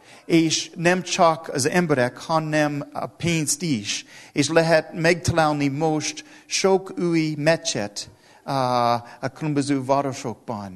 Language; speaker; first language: Hungarian; non-native, learner; English